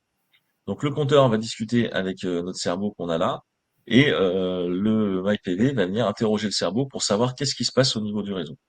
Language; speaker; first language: French; native; French